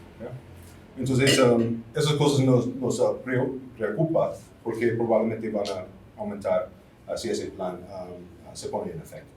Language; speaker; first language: Spanish; non-native, fluent; English